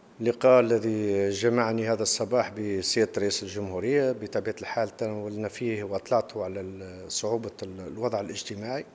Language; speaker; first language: Arabic; native; Arabic